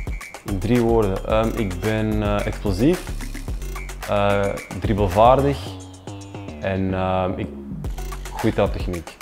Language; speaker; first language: Dutch; early bilingual, other home language; Albanian